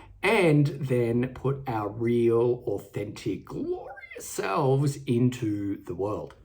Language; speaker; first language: English; native; English